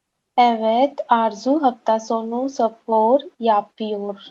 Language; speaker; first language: Turkish; non-native, learner; Urdu